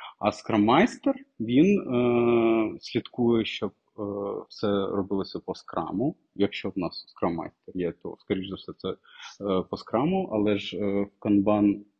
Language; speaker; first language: Ukrainian; non-native, local second language; Russian